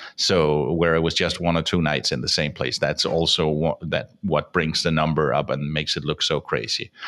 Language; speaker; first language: English; non-native, fluent; Danish